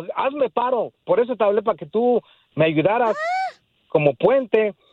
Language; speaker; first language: Spanish; native; Spanish